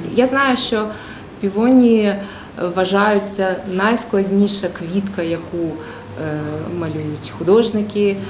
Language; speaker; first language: Ukrainian; non-native, fluent; Tajik